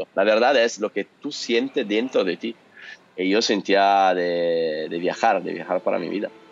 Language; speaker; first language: Spanish; non-native, learner; Italian